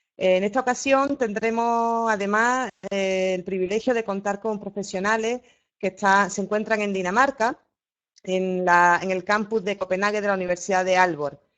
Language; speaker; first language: Spanish; native; Spanish